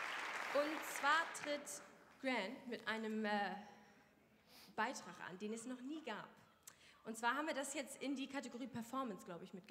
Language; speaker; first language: German; native; German